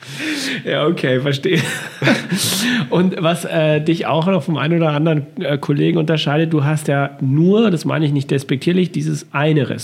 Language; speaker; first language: German; native; German